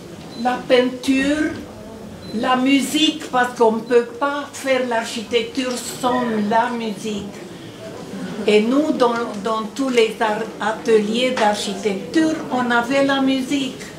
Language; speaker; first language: French; non-native, fluent; Romanian